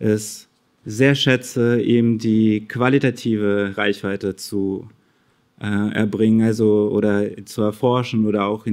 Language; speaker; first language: German; native; German